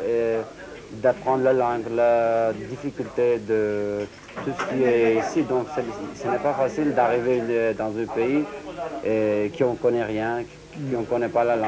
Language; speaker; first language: French; non-native, learner; Syriac